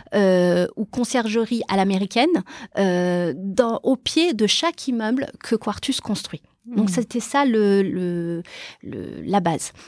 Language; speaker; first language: French; early bilingual, other home language; Portuguese